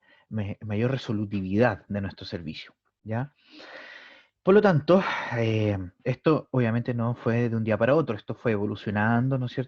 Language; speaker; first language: Spanish; native; Spanish